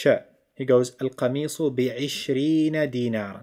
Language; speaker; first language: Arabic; non-native, fluent; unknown